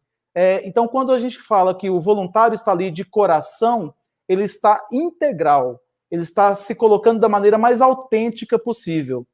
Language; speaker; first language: Portuguese; native; Portuguese